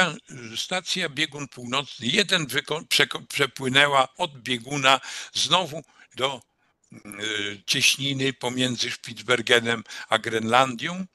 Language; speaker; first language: Polish; native; Polish